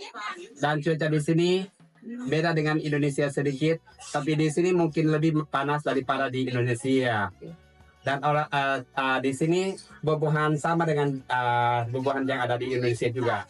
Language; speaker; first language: Indonesian; non-native, fluent; Thai